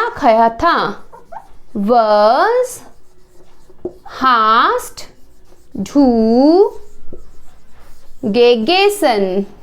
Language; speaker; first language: German; non-native, fluent; Hindi